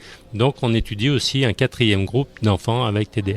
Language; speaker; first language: French; native; French